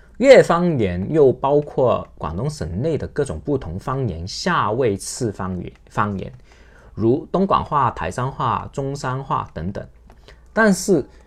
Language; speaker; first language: Chinese; non-native, local second language; Cantonese